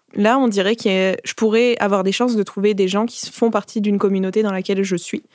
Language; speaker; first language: French; native; French